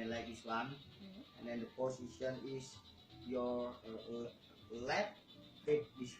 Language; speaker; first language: English; non-native, learner; Indonesian